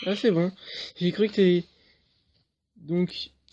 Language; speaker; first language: French; native; French